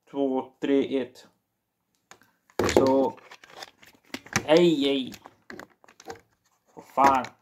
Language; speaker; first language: Swedish; non-native, learner; Portuguese